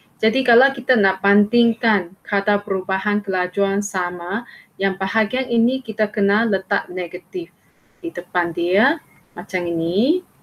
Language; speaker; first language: Malay; non-native, local second language; Chinese